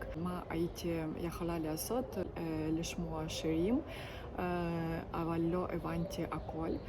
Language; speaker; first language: Hebrew; non-native, learner; Ukrainian